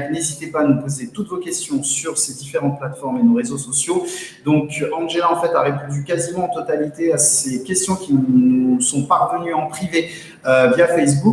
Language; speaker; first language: French; native; French